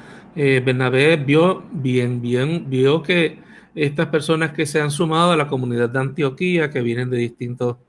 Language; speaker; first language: Spanish; native; Spanish